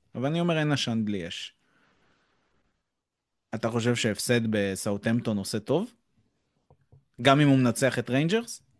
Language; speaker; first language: Hebrew; native; Hebrew